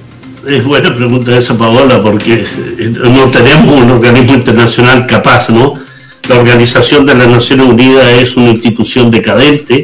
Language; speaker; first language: Spanish; native; Spanish